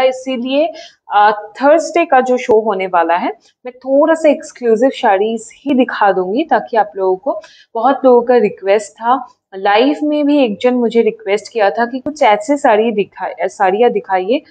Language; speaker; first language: Hindi; non-native, local second language; Bangla